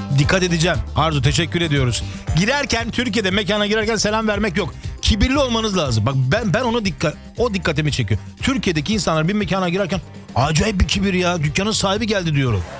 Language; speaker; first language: Turkish; early bilingual, heritage; Turkish